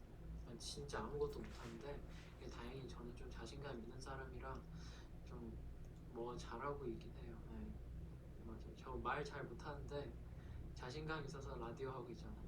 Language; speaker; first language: Korean; early bilingual, heritage; Korean